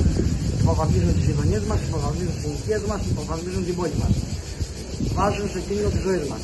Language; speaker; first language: Greek; native; Greek